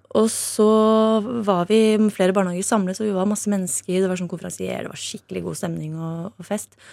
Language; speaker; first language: Norwegian; native; Norwegian